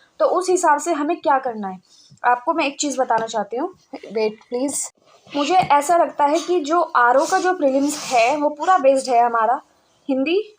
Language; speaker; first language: Hindi; native; Hindi